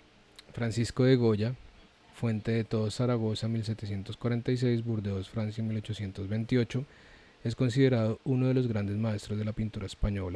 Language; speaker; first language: Spanish; native; Spanish